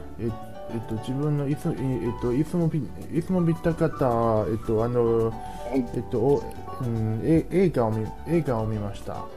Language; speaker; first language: Japanese; non-native, learner; Chinese